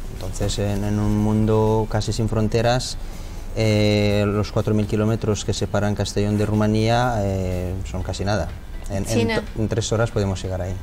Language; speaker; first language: Spanish; non-native, fluent; Romanian